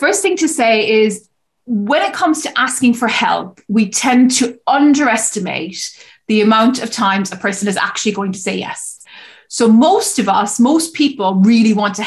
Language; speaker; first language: English; native; English